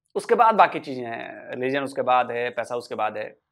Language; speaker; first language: Hindi; native; Hindi